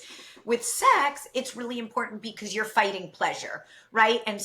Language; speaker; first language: English; native; English